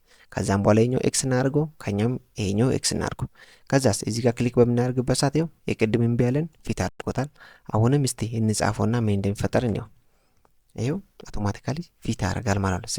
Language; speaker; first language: Amharic; native; Amharic